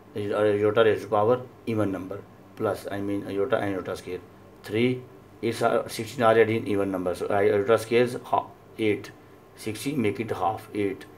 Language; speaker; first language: English; non-native, local second language; Urdu